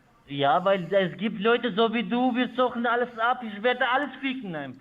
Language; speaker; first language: German; non-native, fluent; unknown